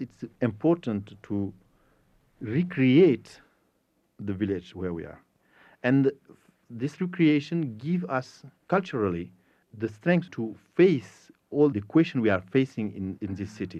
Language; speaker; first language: English; non-native, fluent; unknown